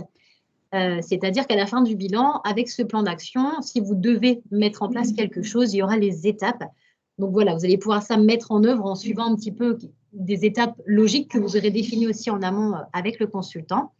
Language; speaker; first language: French; native; French